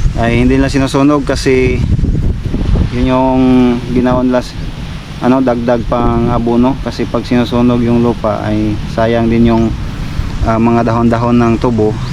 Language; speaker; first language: Filipino; non-native, local second language; Cebuano